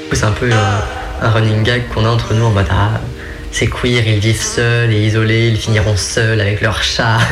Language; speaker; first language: French; native; French